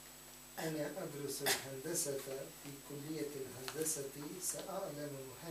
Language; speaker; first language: Arabic; non-native, learner; English